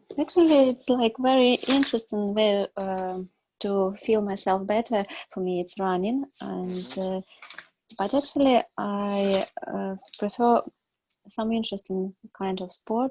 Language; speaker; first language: English; non-native, learner; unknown